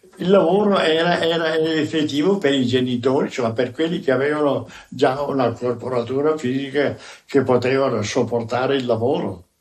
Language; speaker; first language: Italian; native; Italian